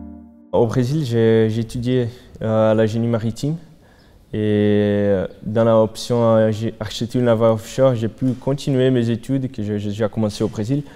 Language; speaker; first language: French; non-native, fluent; Portuguese